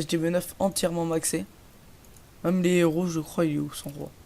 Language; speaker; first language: French; native; French